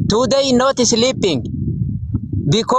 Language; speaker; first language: English; non-native, learner; Oromo